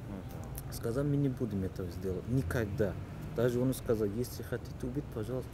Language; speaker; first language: Russian; early bilingual, heritage; Russian